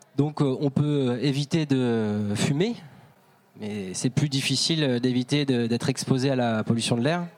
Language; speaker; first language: French; native; French